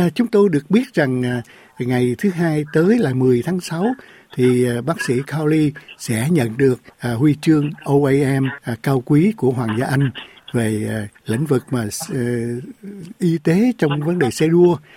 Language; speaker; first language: Vietnamese; native; Vietnamese